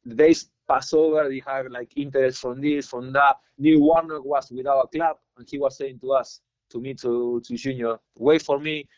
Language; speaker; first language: English; non-native, fluent; Spanish